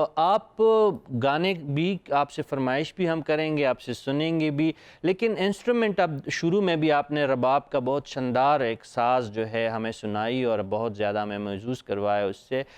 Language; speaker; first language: Urdu; non-native, local second language; Pashto